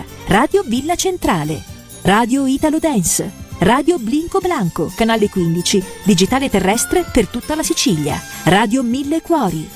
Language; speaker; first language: Italian; native; Italian